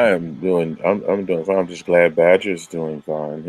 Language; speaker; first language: English; native; English